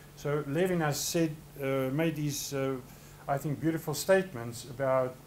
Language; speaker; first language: English; non-native, local second language; Afrikaans